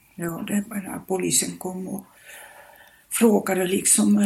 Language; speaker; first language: Swedish; non-native, fluent; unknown